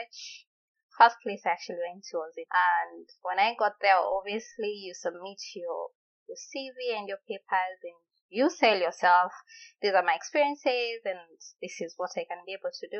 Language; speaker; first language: English; non-native, local second language; Gusii